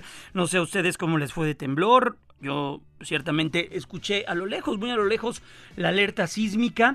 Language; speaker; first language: Spanish; native; Spanish